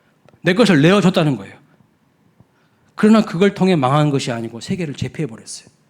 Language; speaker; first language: Korean; native; Korean